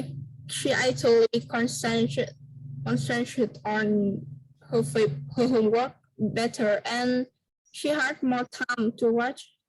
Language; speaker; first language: English; non-native, learner; Vietnamese